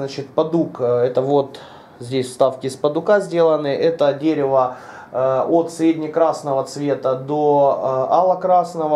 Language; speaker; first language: Russian; native; Russian